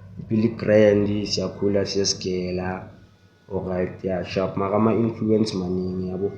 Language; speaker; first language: Zulu; native; Zulu